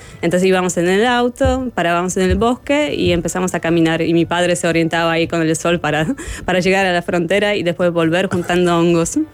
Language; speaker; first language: Spanish; non-native, fluent; Polish